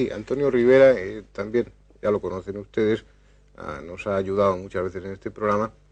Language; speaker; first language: Spanish; native; Spanish